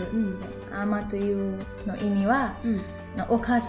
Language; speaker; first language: Japanese; non-native, learner; Nepali